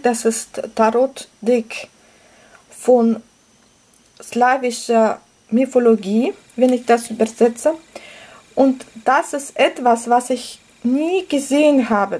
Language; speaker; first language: German; non-native, fluent; Russian